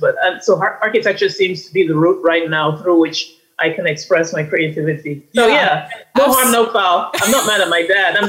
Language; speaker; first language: English; native; English